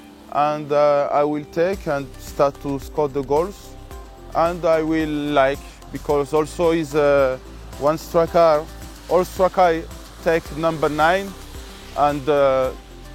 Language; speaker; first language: English; non-native, learner; French